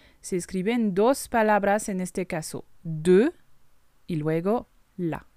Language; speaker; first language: Spanish; non-native, fluent; French